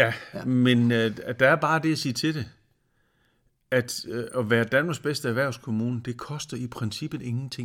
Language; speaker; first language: Danish; native; Danish